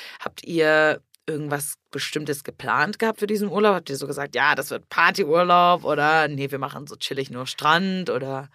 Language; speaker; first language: German; native; German